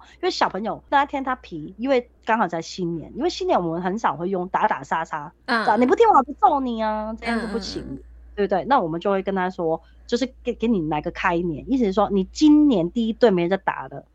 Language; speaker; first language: Chinese; non-native, local second language; Cantonese